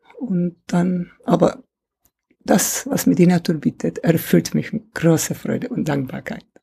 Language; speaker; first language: German; non-native, fluent; Czech